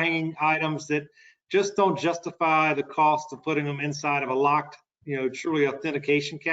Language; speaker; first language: English; native; English